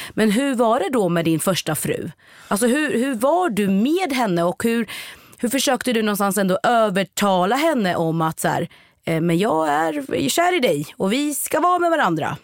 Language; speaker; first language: Swedish; native; Swedish